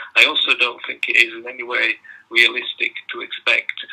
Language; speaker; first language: English; non-native, fluent; Dutch